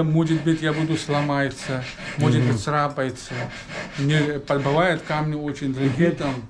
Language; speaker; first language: Russian; non-native, learner; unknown